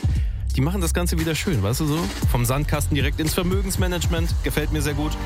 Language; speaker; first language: German; native; German